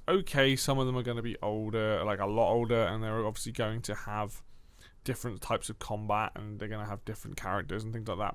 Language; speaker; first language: English; native; English